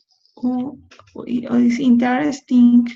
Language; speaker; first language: English; non-native, learner; Spanish